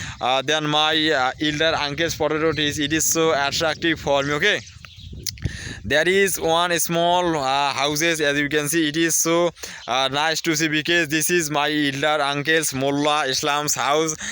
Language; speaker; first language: English; non-native, learner; Bangla